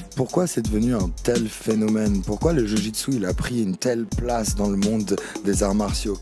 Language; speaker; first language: French; native; French